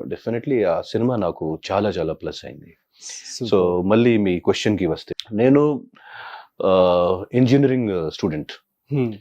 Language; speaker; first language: Telugu; non-native, local second language; Hindi